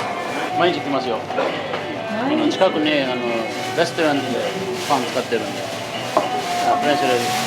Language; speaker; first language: Japanese; non-native, learner; French